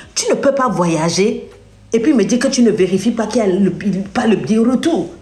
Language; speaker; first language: French; non-native, local second language; Lingala